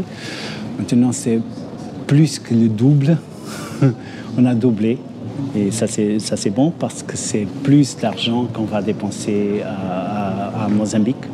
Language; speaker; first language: French; non-native, fluent; Portuguese